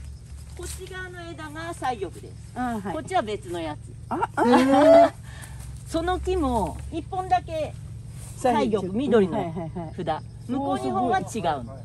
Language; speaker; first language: Japanese; native; Japanese